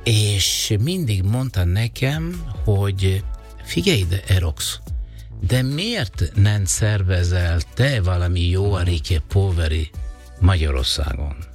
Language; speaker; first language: Hungarian; non-native, learner; Italian